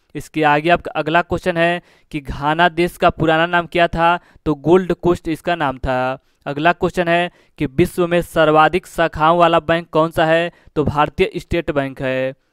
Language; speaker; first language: Hindi; native; Hindi